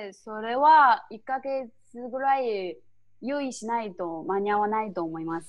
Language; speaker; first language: Japanese; non-native, fluent; Chinese